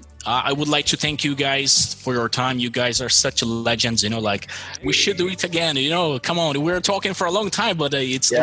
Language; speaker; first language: English; non-native, fluent; Portuguese